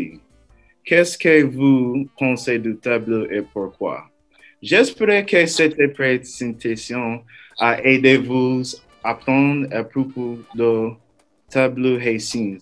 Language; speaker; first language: French; non-native, learner; English